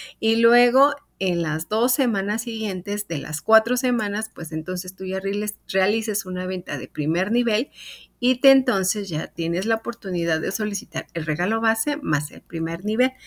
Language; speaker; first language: Spanish; native; Spanish